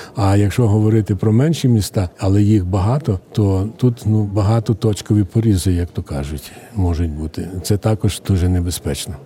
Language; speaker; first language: Ukrainian; native; Ukrainian